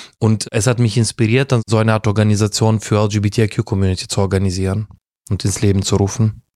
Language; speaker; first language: German; non-native, fluent; Russian